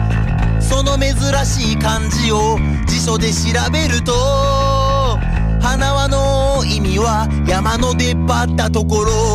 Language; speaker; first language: Japanese; native; Japanese